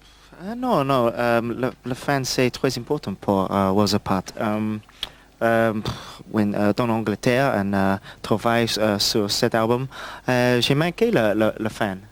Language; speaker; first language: French; non-native, learner; English